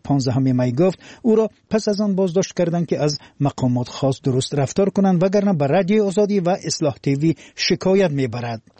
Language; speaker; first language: Persian; native; Persian